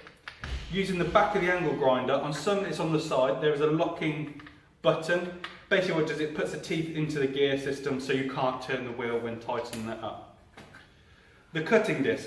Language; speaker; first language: English; native; English